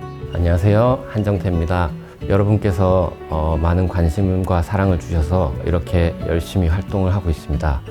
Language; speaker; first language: Korean; native; Korean